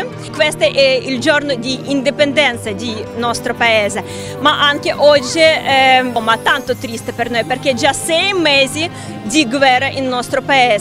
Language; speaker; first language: Italian; non-native, learner; Ukrainian